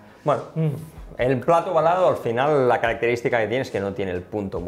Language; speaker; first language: Spanish; native; Spanish